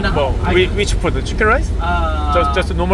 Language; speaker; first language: English; non-native, learner; Korean